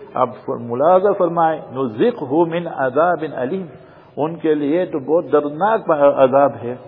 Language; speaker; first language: Urdu; native; Urdu